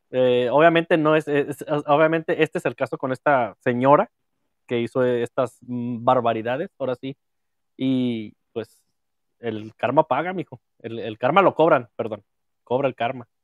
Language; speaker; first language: Spanish; native; Spanish